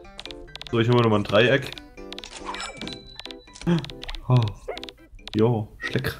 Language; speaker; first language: German; native; German